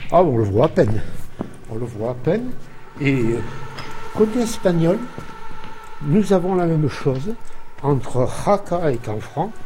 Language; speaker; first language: French; native; French